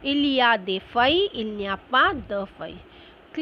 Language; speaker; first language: French; non-native, fluent; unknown